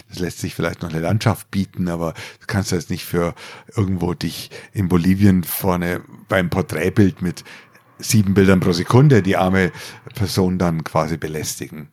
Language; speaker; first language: German; native; German